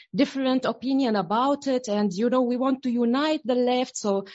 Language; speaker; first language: English; non-native, learner; Arabic